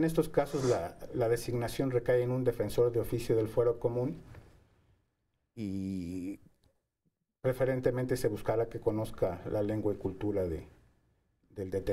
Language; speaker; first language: Spanish; native; Spanish